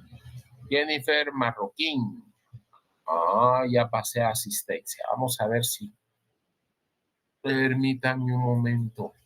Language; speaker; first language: Spanish; native; Spanish